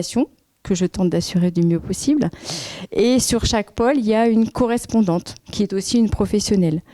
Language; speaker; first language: French; native; French